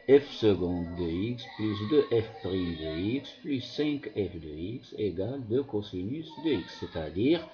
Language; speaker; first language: French; non-native, local second language; Arabic